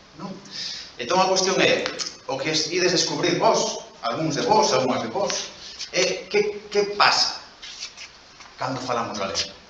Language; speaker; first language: Galician; non-native, local second language; Spanish